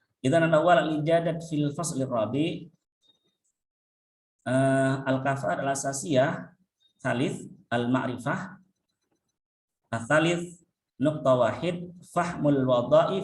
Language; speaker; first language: Arabic; non-native, fluent; Indonesian